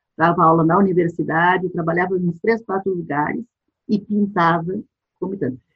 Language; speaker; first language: Portuguese; native; Portuguese